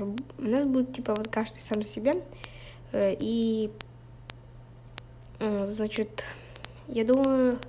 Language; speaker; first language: Russian; native; Russian